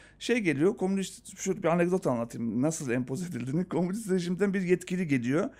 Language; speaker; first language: Turkish; native; Turkish